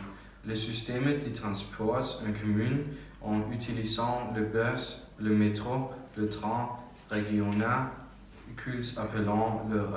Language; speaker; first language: French; non-native, learner; Danish